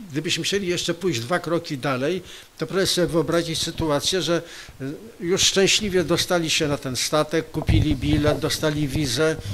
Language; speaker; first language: Polish; native; Polish